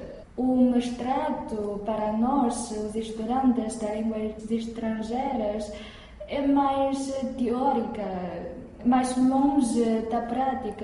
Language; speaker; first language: Portuguese; non-native, fluent; Chinese